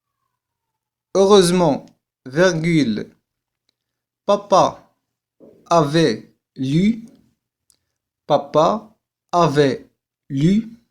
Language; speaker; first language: French; non-native, fluent; Arabic